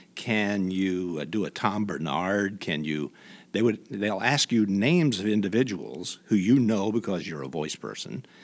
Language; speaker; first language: English; native; English